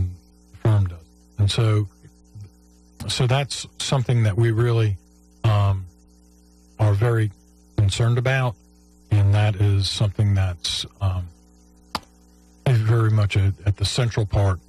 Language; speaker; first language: English; native; English